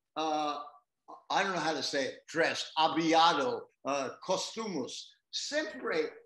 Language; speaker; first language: Portuguese; non-native, learner; English